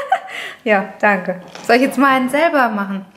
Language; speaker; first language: German; native; German